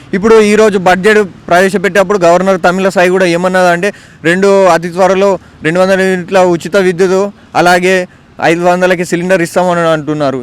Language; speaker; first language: Telugu; native; Telugu